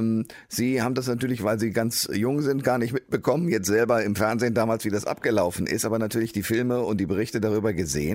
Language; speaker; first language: German; native; German